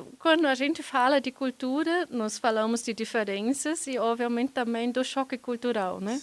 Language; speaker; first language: Portuguese; non-native, fluent; German